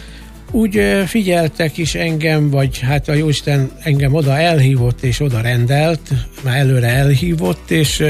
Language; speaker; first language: Hungarian; native; Hungarian